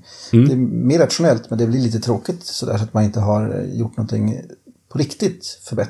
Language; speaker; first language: Swedish; native; Swedish